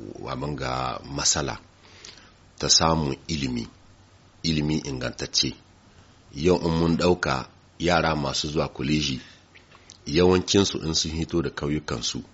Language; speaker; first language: Hausa; native; Hausa